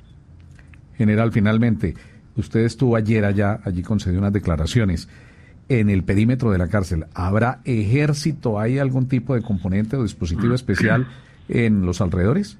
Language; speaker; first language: Spanish; native; Spanish